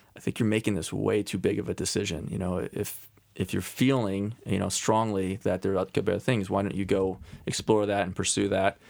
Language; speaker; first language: English; native; English